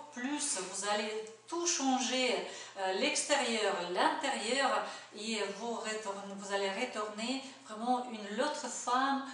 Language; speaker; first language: French; non-native, fluent; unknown